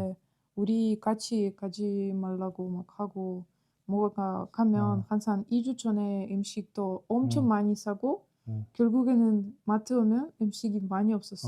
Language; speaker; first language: Korean; non-native, fluent; Ukrainian